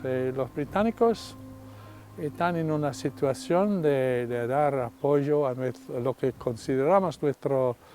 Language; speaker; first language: Spanish; non-native, fluent; English